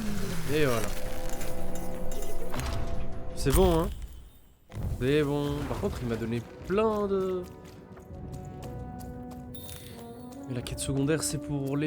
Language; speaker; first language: French; native; French